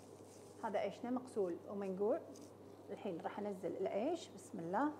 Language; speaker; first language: Arabic; native; Arabic